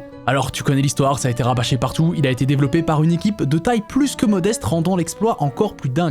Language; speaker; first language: French; native; French